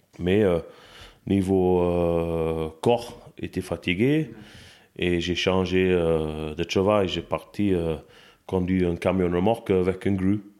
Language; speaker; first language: French; non-native, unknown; English